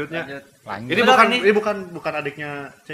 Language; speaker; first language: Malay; non-native, local second language; Sundanese